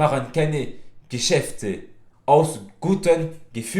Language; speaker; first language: German; non-native, fluent; French